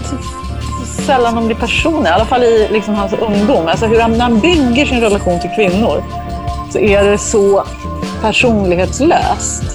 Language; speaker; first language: Swedish; native; Swedish